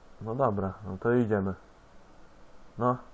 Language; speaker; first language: Polish; native; Polish